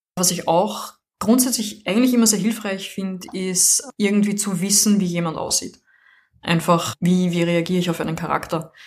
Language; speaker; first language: German; native; German